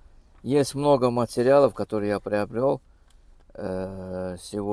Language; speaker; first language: Russian; non-native, fluent; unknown